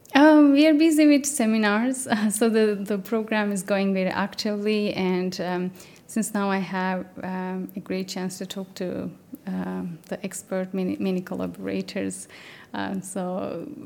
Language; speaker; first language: English; non-native, fluent; Turkish